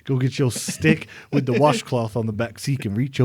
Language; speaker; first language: English; native; English